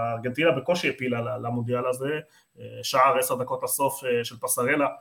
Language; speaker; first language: Hebrew; non-native, fluent; Spanish